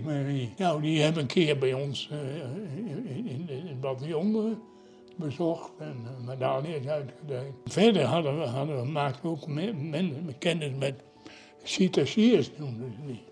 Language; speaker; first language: Dutch; native; Dutch